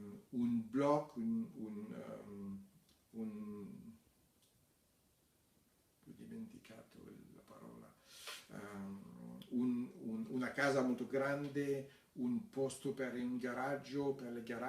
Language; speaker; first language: Italian; non-native, fluent; French